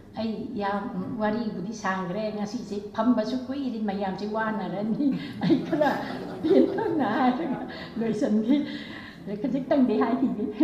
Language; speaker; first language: Manipuri; non-native, local second language; Rongmei Naga